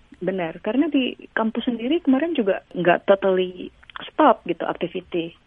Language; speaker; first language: Indonesian; native; Indonesian